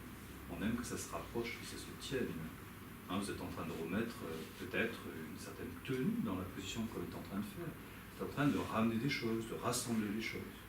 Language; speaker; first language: French; native; French